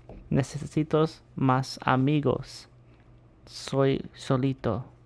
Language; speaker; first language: Spanish; early bilingual, heritage; Spanish